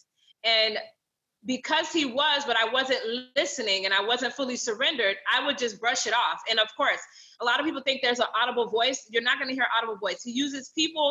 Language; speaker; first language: English; native; English